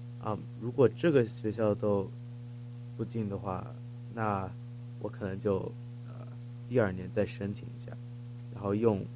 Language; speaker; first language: Chinese; early bilingual, heritage; Chinese